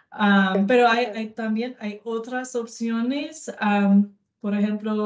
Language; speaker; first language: Spanish; non-native, learner; English